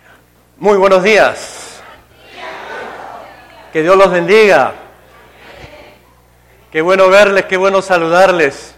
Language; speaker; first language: Spanish; native; Spanish